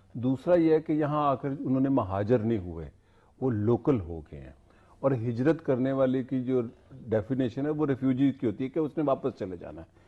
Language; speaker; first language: Urdu; non-native, local second language; Punjabi